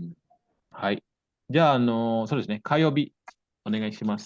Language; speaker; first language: Japanese; non-native, fluent; Indonesian